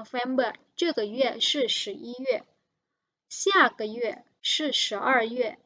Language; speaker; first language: Chinese; non-native, fluent; Indonesian